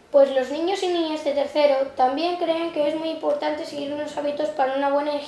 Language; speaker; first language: Spanish; native; Spanish